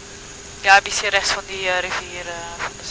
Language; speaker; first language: German; non-native, learner; Dutch